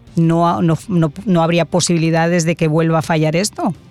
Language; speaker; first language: Spanish; native; Spanish